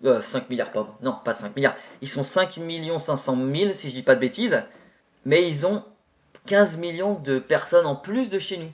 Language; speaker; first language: French; native; French